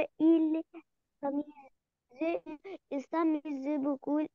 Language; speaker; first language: French; non-native, learner; Arabic